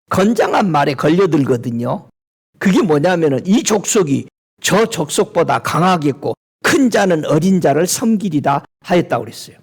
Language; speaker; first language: Korean; native; Korean